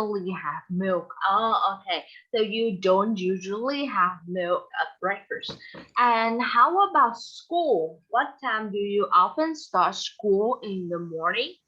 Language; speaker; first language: English; non-native, fluent; Vietnamese